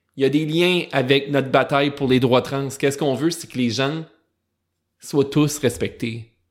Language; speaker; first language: French; native; French